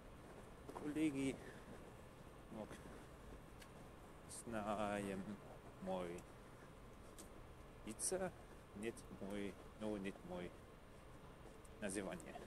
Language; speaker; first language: Russian; non-native, learner; English